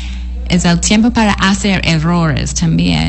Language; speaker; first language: Spanish; non-native, fluent; English